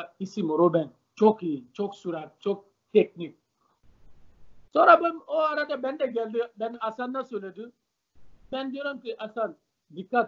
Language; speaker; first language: Turkish; non-native, learner; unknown